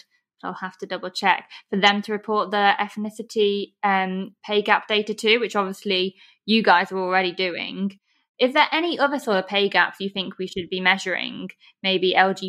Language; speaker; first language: English; native; English